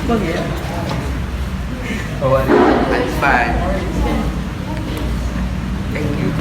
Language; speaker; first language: English; non-native, learner; Indonesian